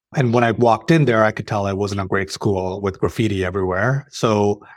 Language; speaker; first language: English; early bilingual, other home language; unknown